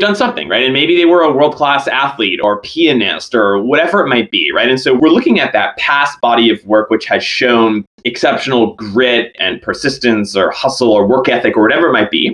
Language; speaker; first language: English; native; English